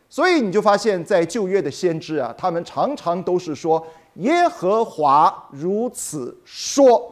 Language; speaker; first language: Chinese; native; Chinese